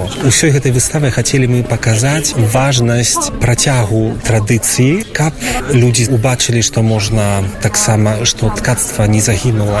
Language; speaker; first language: Polish; non-native, local second language; Ukrainian